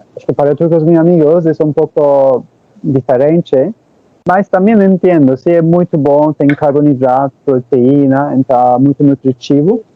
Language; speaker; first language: Portuguese; non-native, learner; Turkish